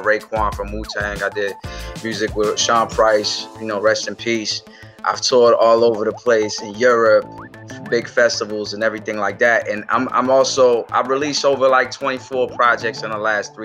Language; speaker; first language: English; native; English